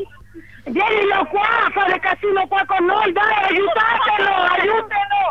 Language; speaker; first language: Italian; non-native, learner; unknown